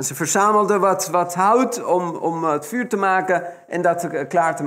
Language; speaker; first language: Dutch; non-native, fluent; Spanish